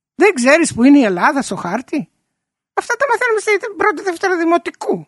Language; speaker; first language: Greek; early bilingual, heritage; Greek